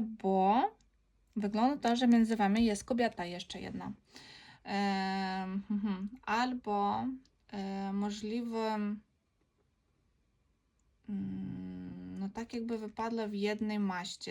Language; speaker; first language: Polish; non-native, learner; Ukrainian